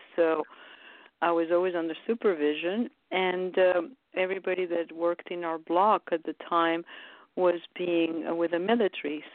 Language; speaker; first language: English; early bilingual, other home language; Romanian